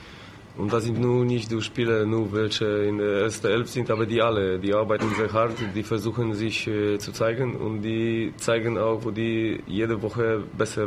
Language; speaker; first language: German; non-native, learner; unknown